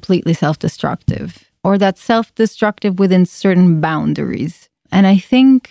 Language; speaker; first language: English; non-native, fluent; Italian